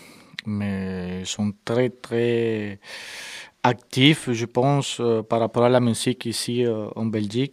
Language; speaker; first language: French; non-native, fluent; Spanish